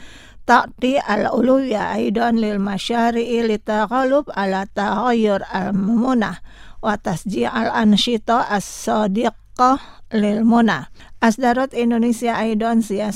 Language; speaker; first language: Arabic; non-native, fluent; Indonesian